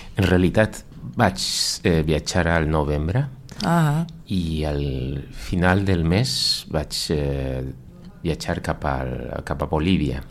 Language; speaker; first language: Catalan; non-native, fluent; Spanish